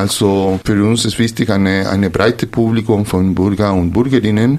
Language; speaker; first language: German; non-native, fluent; Spanish